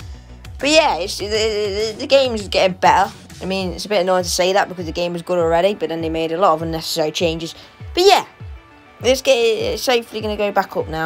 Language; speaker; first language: English; native; English